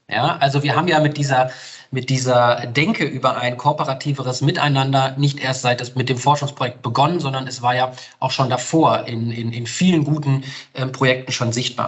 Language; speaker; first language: German; native; German